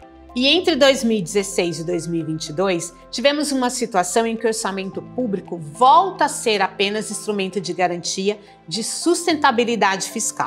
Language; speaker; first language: Portuguese; native; Portuguese